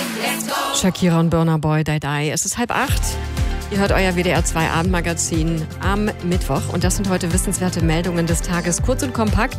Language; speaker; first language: German; native; German